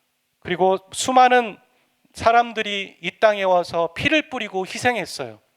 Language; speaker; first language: Korean; native; Korean